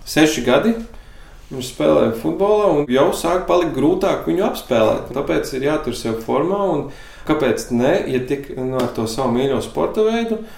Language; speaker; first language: Latvian; native; Latvian